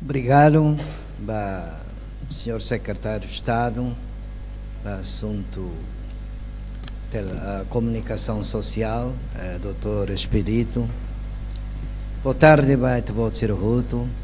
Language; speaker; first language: Portuguese; non-native, local second language; Tetum